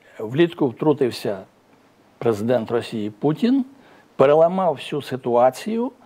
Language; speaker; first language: Ukrainian; native; Ukrainian